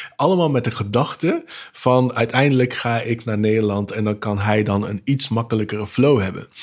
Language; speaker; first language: Dutch; non-native, local second language; Papiamento